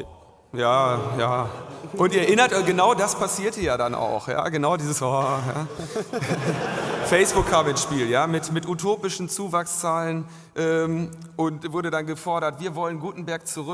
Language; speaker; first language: German; native; German